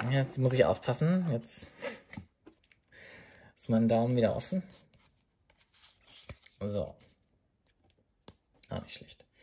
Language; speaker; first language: German; native; German